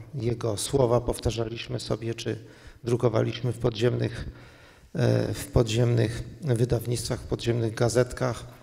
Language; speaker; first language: Polish; native; Polish